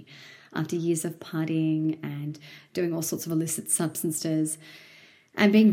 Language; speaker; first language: English; native; English